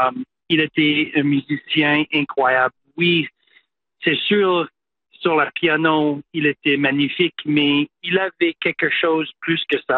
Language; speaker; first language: French; non-native, fluent; English